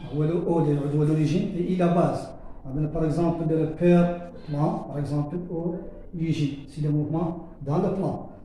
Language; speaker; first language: French; non-native, local second language; Arabic